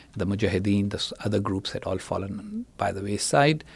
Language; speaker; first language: English; non-native, local second language; Urdu